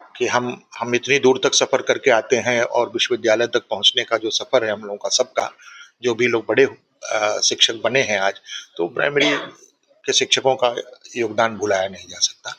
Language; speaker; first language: Hindi; native; Hindi